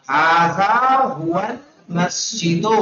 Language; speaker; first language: Arabic; non-native, fluent; Urdu